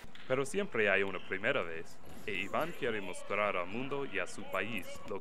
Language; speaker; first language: Spanish; non-native, fluent; English